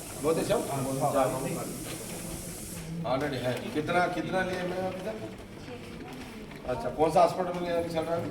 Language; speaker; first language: Hindi; non-native, local second language; Telugu